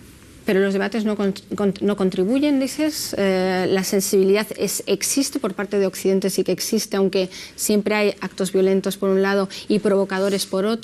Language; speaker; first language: Spanish; native; Spanish